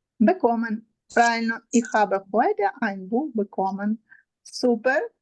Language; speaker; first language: German; non-native, learner; Ukrainian